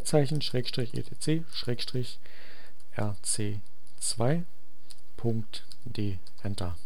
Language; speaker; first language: German; native; German